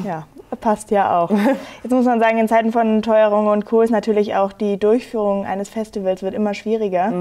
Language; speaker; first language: German; native; German